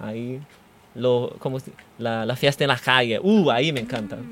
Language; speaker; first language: Spanish; non-native, learner; Portuguese